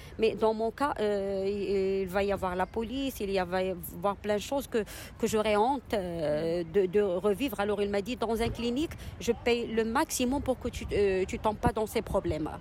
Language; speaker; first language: French; non-native, local second language; Arabic